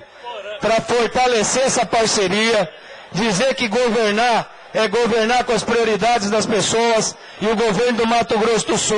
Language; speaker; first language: Portuguese; native; Portuguese